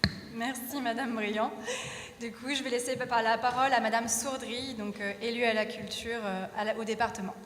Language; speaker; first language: French; native; French